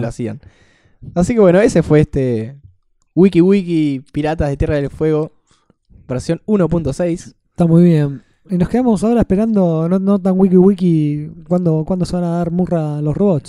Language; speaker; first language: Spanish; native; Spanish